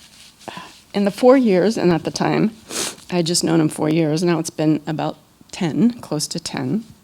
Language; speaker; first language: English; native; English